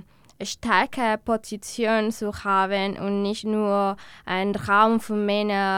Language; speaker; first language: German; non-native, learner; Spanish